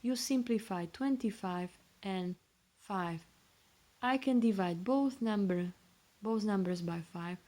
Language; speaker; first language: English; non-native, fluent; Slovak